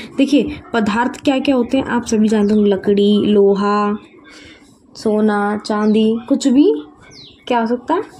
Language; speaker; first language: Hindi; native; Hindi